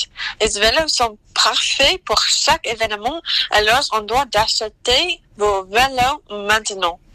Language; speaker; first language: French; non-native, learner; English